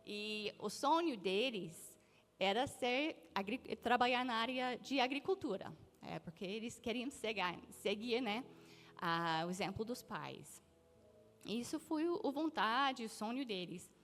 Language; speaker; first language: Portuguese; non-native, fluent; English